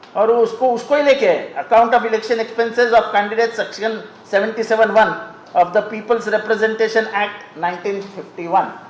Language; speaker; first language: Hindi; non-native, local second language; Marathi